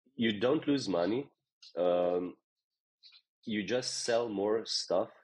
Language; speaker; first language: English; non-native, fluent; Slovenian